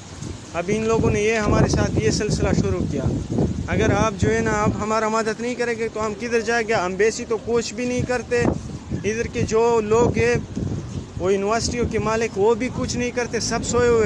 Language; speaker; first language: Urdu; non-native, local second language; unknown